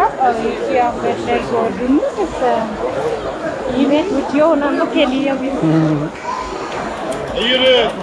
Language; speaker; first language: Turkish; non-native, learner; Indonesian